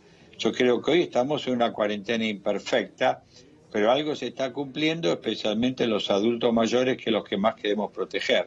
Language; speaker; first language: Spanish; native; Spanish